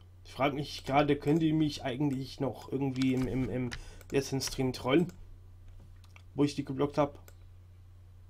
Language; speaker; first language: German; native; German